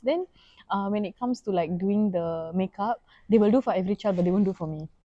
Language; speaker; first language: English; non-native, local second language; Tamil